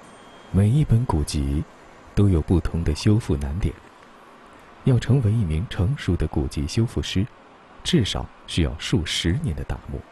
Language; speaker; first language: Chinese; native; Chinese